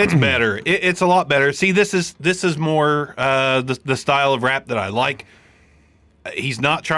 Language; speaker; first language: English; native; English